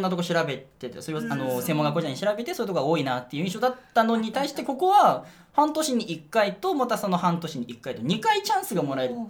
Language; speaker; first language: Japanese; native; Japanese